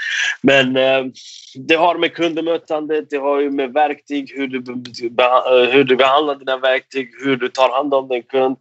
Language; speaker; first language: Swedish; non-native, fluent; Persian